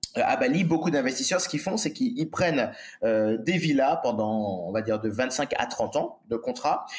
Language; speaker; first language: French; native; French